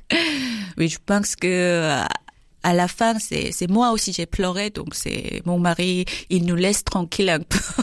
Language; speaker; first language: French; non-native, fluent; Korean